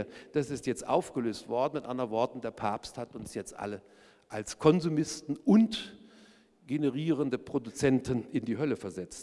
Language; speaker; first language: German; native; German